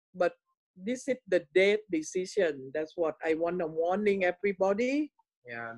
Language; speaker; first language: English; non-native, learner; Thai